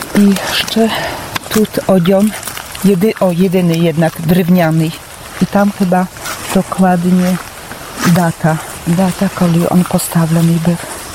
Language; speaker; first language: Polish; non-native, local second language; Belarusian